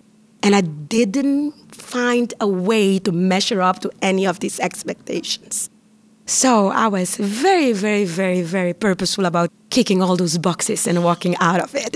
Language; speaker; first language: English; non-native, fluent; Papiamento